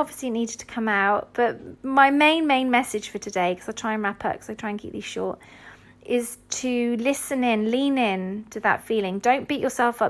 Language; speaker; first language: English; native; English